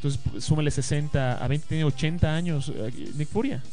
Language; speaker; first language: Spanish; native; Spanish